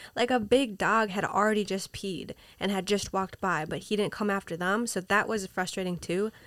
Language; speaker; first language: English; native; English